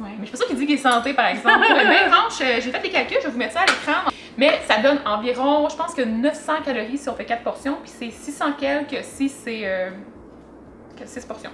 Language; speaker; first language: French; native; French